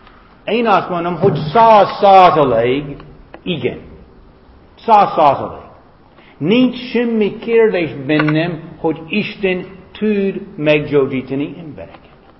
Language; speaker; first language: Hungarian; non-native, fluent; English